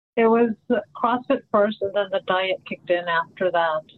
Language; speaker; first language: English; early bilingual, other home language; Filipino